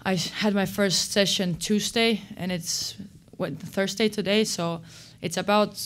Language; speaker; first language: English; non-native, fluent; Swedish